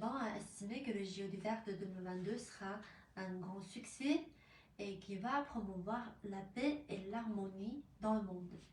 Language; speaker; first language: French; non-native, fluent; Chinese